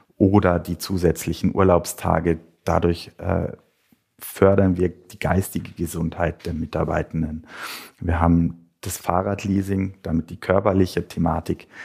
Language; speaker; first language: German; native; German